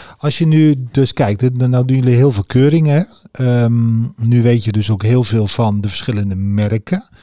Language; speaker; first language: Dutch; native; Dutch